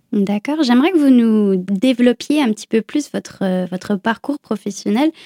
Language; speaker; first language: French; native; French